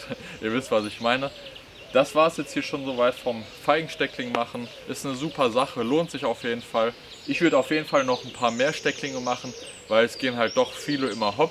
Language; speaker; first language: German; native; German